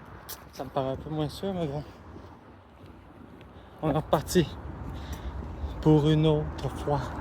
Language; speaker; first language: French; native; French